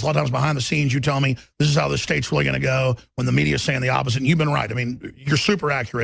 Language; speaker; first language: English; native; English